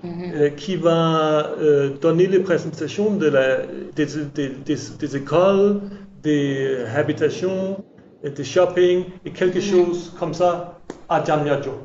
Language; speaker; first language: French; non-native, learner; English